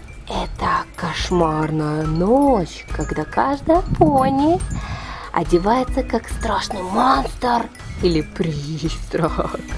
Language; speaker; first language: Russian; native; Russian